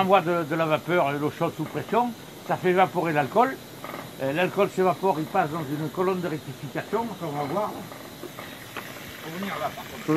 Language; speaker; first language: French; native; French